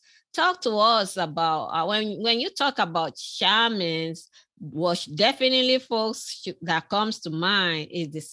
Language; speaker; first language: English; non-native, local second language; Yoruba